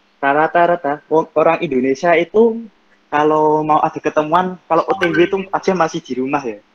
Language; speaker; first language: Indonesian; non-native, local second language; Javanese